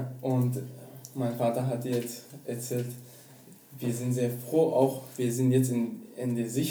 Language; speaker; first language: German; non-native, learner; Persian